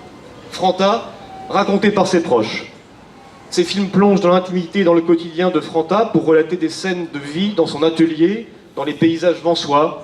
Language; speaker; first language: French; native; French